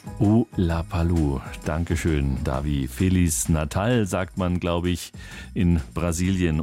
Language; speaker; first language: German; native; German